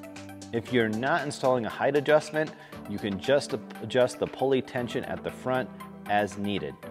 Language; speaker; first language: English; native; English